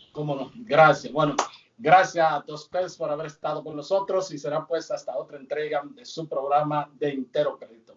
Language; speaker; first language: Spanish; native; Spanish